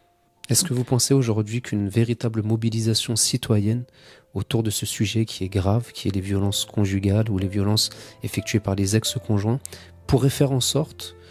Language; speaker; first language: French; native; French